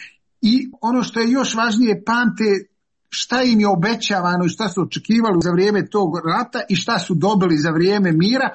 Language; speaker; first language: Serbian; native; Serbian